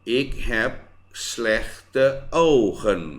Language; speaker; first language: Dutch; non-native, fluent; Thai